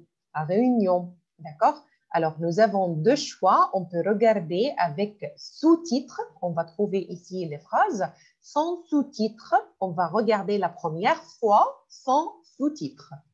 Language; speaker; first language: French; non-native, fluent; Arabic